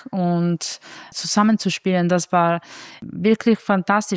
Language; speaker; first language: German; non-native, fluent; Italian